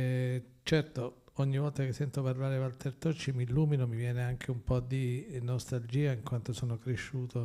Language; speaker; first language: Italian; native; Italian